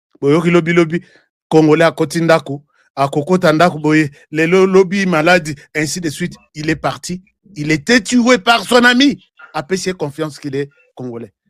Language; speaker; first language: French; non-native, local second language; Lingala